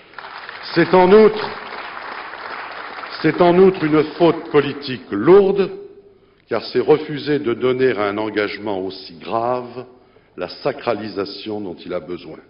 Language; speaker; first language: French; native; French